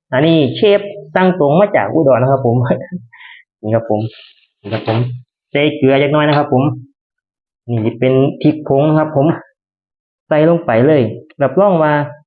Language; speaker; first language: Thai; native; Thai